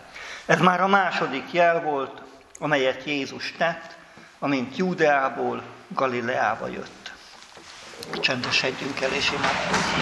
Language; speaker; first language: Hungarian; native; Hungarian